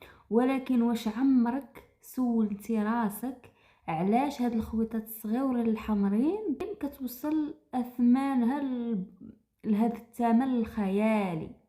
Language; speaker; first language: Arabic; native; Arabic